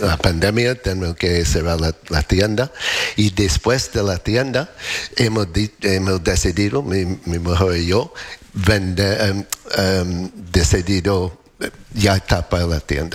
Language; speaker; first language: Spanish; non-native, learner; English